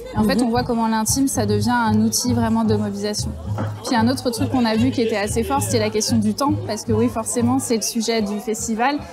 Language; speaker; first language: French; native; French